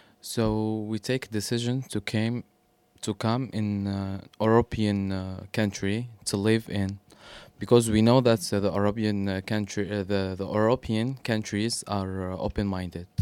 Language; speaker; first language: English; non-native, learner; Arabic